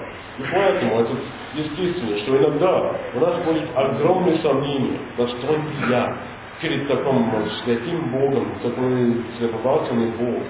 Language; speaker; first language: Russian; non-native, learner; English